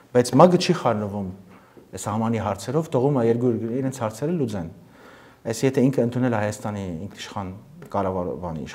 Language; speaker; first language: Armenian; early bilingual, heritage; Armenian